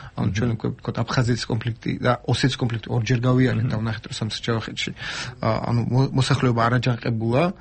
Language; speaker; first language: Georgian; non-native, local second language; Armenian